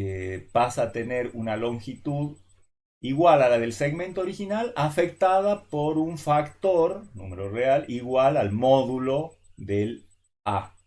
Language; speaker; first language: Spanish; native; Spanish